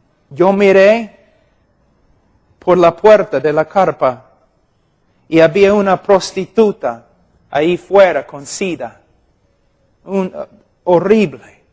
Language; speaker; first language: Spanish; non-native, fluent; English